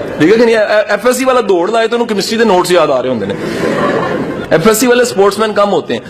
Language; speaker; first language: Urdu; non-native, local second language; Punjabi